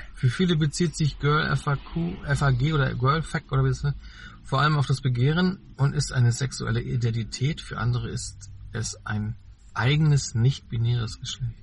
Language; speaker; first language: German; native; German